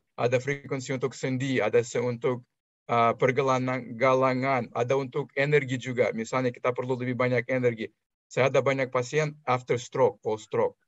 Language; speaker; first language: Indonesian; non-native, fluent; Russian